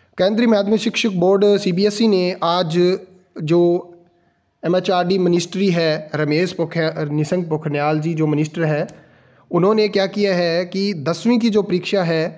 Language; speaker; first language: Hindi; non-native, local second language; Punjabi